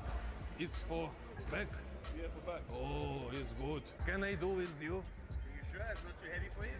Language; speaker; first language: English; non-native, learner; Russian